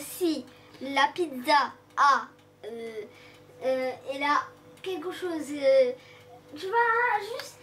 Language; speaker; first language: French; non-native, local second language; Arabic